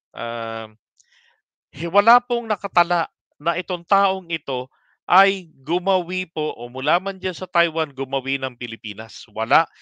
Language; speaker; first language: Filipino; native; Filipino